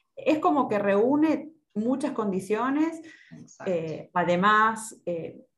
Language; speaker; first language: Spanish; native; Spanish